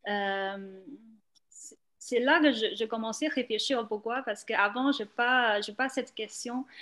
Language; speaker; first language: French; non-native, fluent; Chinese